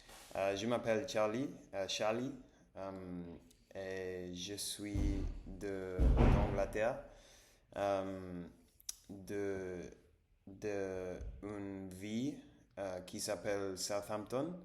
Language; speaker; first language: French; non-native, learner; English